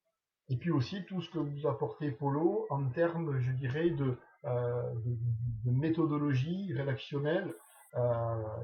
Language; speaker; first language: French; native; French